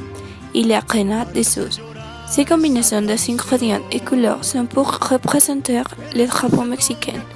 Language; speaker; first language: French; non-native, learner; Spanish